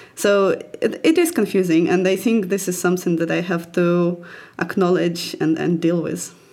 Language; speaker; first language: English; non-native, fluent; Ukrainian